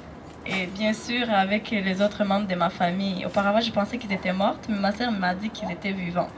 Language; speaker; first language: French; non-native, local second language; Rundi